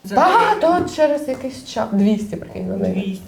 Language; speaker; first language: Ukrainian; non-native, local second language; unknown